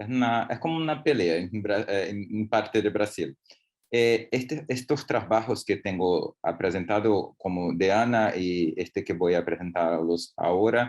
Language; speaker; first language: Spanish; non-native, learner; Portuguese